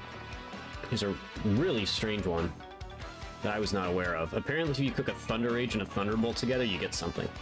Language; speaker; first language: English; native; English